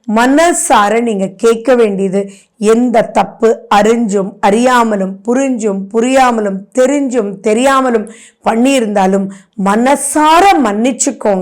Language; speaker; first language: Tamil; native; Tamil